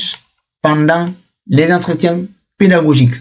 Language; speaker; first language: French; non-native, local second language; Fula